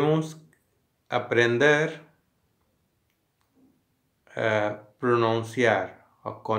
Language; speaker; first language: Spanish; non-native, learner; Hindi